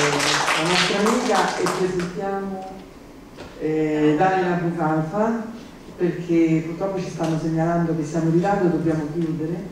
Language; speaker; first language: Italian; native; Italian